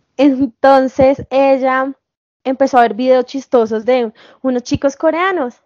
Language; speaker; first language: Spanish; native; Spanish